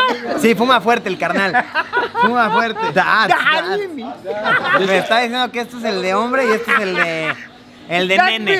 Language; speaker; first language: Spanish; native; Spanish